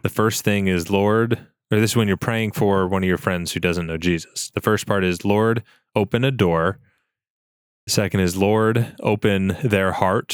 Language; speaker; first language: English; native; English